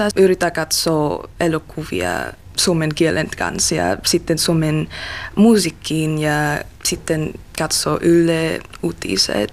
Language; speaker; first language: Finnish; non-native, learner; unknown